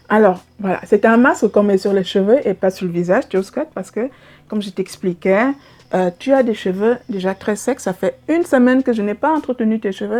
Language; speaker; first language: French; native; French